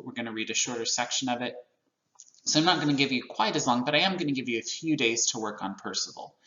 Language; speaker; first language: English; native; English